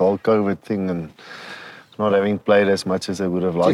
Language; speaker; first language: English; non-native, local second language; Afrikaans